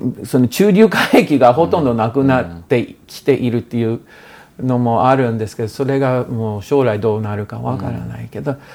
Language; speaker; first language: Japanese; non-native, fluent; English